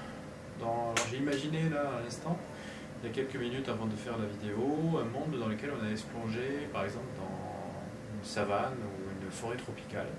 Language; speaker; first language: French; native; French